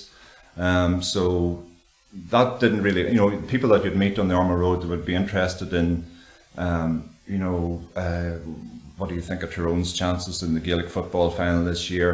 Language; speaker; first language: English; native; English